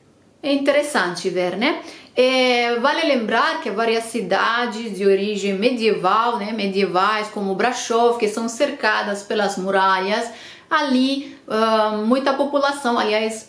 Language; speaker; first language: Portuguese; non-native, fluent; Romanian